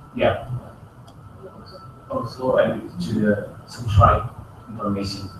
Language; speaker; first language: English; non-native, learner; Indonesian